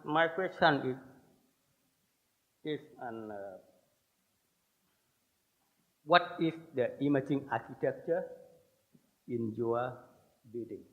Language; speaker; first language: English; non-native, learner; Thai